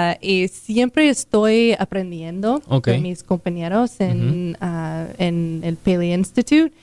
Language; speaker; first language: Spanish; non-native, learner; English